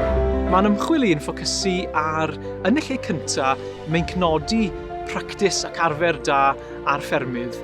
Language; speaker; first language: Welsh; native; Welsh